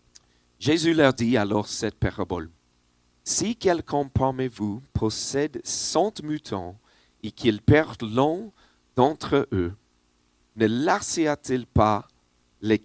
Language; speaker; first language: French; non-native, learner; English